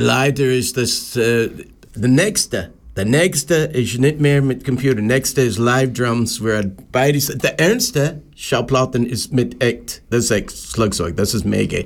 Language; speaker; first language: German; non-native, learner; English